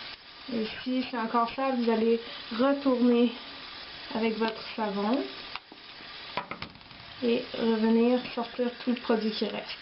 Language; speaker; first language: French; native; French